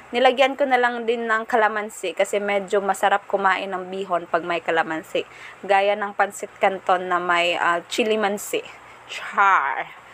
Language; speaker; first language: Filipino; non-native, local second language; Cebuano